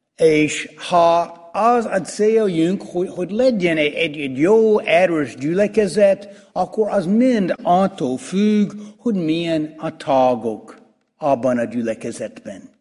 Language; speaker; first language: Hungarian; non-native, fluent; English